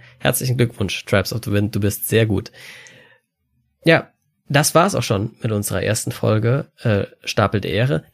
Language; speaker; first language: German; native; German